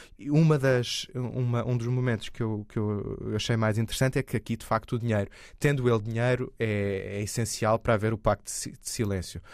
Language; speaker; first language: Portuguese; native; Portuguese